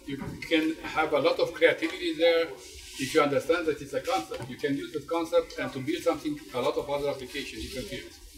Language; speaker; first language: English; non-native, fluent; Romanian